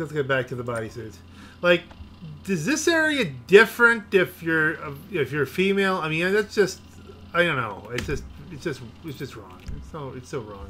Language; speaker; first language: English; native; English